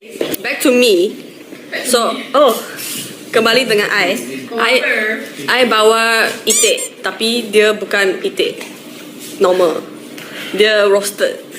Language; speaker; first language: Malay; non-native, local second language; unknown